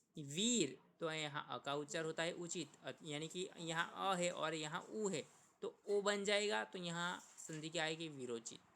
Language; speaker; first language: Hindi; non-native, local second language; Gujarati